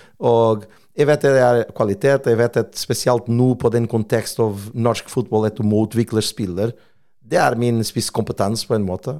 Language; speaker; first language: Norwegian; non-native, fluent; Portuguese